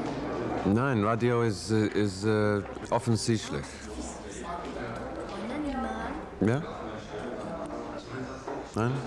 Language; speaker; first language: German; non-native, learner; English